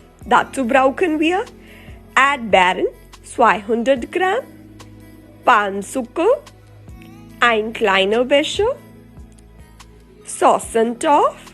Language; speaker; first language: German; non-native, learner; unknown